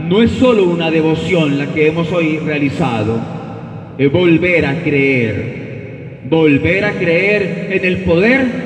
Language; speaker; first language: Spanish; native; Spanish